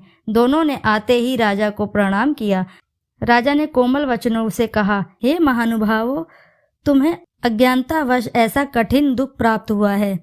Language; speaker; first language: Hindi; native; Hindi